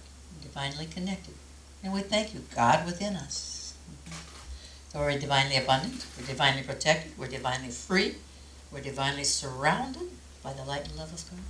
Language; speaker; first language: English; native; English